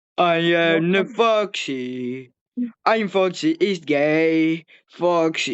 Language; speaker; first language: English; non-native, learner; French